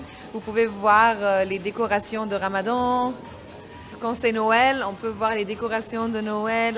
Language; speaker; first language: French; non-native, fluent; Arabic